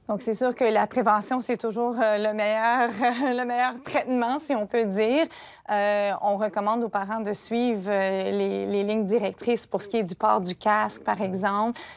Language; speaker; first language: French; native; French